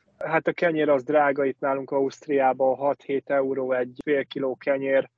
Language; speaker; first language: Hungarian; native; Hungarian